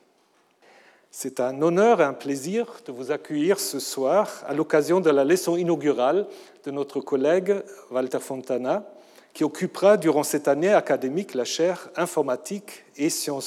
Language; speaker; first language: French; non-native, fluent; German